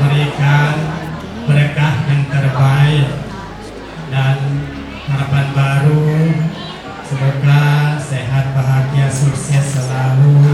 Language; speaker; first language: Indonesian; non-native, learner; Thai